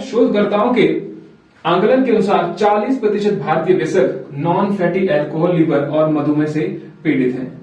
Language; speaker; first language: Hindi; native; Hindi